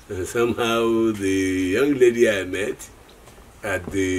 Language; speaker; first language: English; non-native, local second language; Yoruba